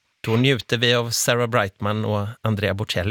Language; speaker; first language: Swedish; native; Swedish